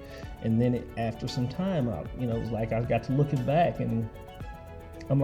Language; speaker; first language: English; native; English